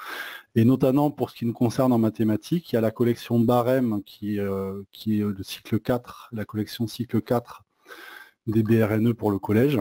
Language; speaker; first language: French; native; French